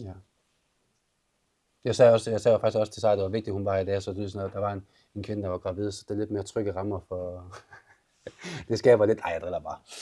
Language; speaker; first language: Danish; native; Danish